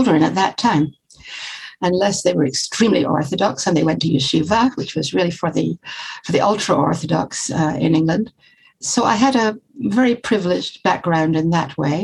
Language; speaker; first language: English; native; English